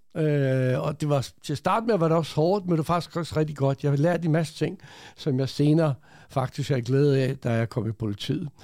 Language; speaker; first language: Danish; early bilingual, other home language; Croatian